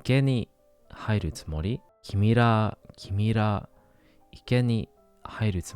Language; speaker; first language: Japanese; non-native, learner; English